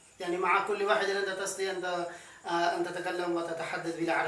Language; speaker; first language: Arabic; non-native, fluent; Urdu